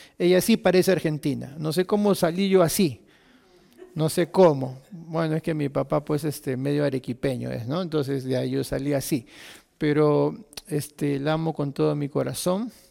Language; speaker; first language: Spanish; native; Spanish